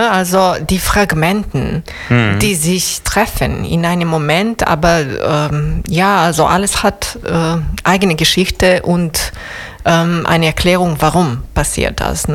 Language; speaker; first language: German; non-native, fluent; Serbian